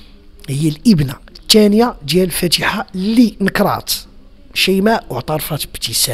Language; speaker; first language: Arabic; native; Arabic